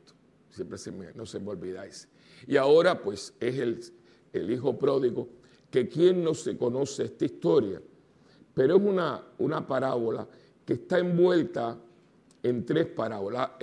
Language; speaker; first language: Spanish; native; Spanish